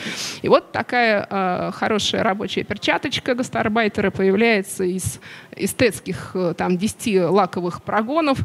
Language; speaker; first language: Russian; native; Russian